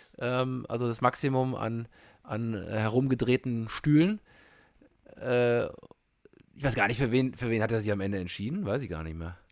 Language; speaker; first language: German; native; German